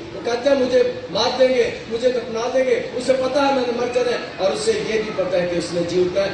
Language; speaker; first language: Urdu; non-native, local second language; Punjabi